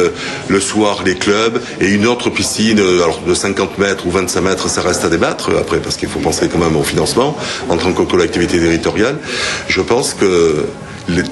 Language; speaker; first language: French; native; French